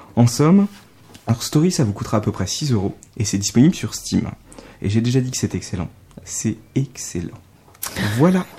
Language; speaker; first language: French; native; French